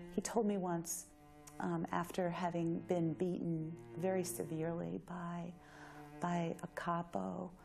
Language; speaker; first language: English; native; English